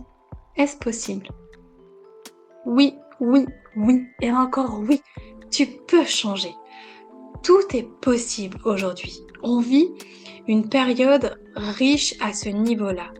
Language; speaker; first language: French; native; French